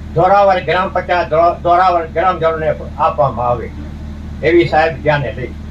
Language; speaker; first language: Gujarati; non-native, local second language; Kachhi